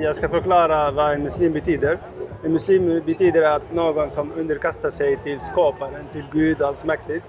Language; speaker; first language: Swedish; non-native, learner; Arabic